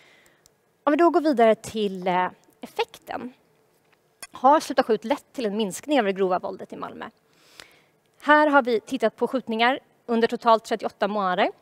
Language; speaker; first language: Swedish; native; Swedish